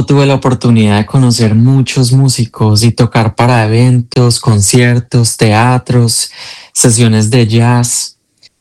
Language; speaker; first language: Spanish; native; Spanish